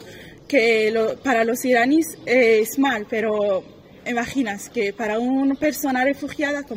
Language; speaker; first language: Spanish; non-native, learner; Persian